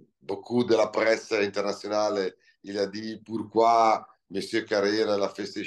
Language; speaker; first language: French; non-native, learner; Italian